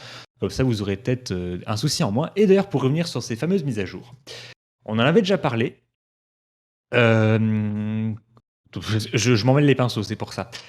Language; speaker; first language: French; native; French